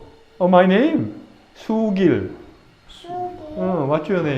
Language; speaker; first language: English; non-native, learner; Korean